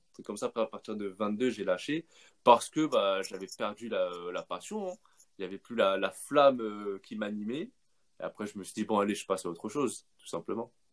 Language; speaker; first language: French; native; French